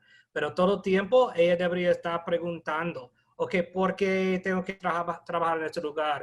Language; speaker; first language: Spanish; non-native, fluent; English